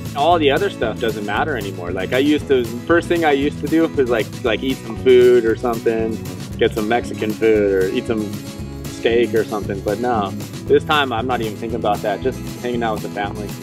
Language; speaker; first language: English; native; English